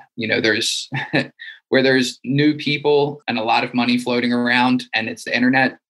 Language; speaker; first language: English; native; English